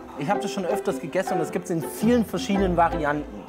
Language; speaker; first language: German; native; German